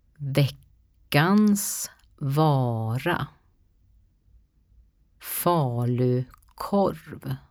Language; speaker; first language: Swedish; native; Swedish